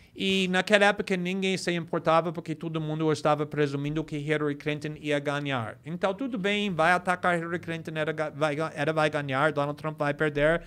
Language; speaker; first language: Portuguese; non-native, fluent; English